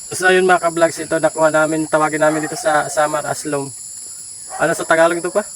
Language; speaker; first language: Filipino; non-native, local second language; Waray